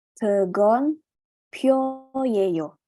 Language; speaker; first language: Korean; non-native, learner; Indonesian